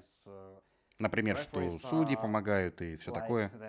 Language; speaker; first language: Russian; native; Russian